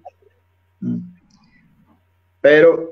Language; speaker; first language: Spanish; non-native, fluent; Czech